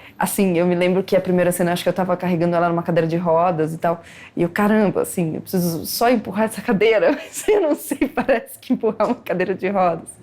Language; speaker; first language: Portuguese; native; Portuguese